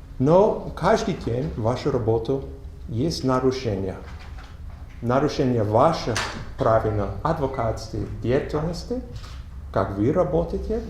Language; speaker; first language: Russian; non-native, learner; English